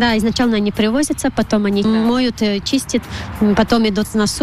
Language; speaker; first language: Russian; non-native, local second language; Latvian